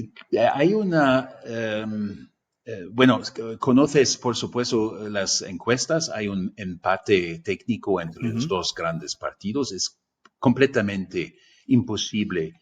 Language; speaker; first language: Spanish; non-native, fluent; German